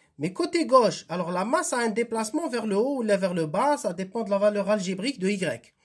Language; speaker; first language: French; non-native, local second language; Arabic